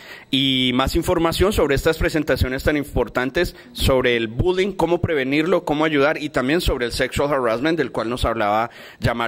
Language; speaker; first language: Spanish; early bilingual, heritage; Spanish